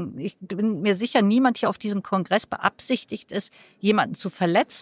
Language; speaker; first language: German; native; German